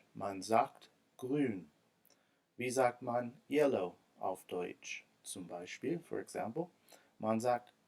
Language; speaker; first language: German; non-native, fluent; English